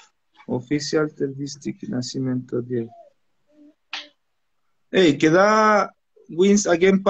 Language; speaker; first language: English; non-native, learner; Spanish